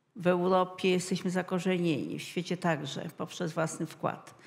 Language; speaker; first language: Polish; native; Polish